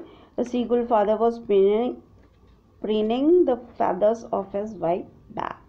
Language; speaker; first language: English; non-native, local second language; Hindi